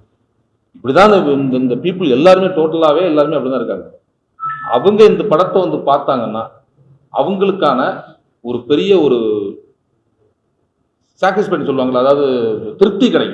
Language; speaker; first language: Tamil; native; Tamil